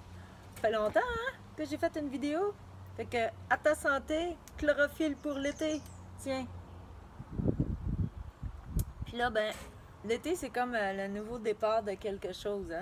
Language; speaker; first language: French; native; French